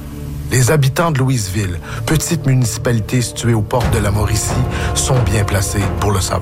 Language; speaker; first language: French; native; French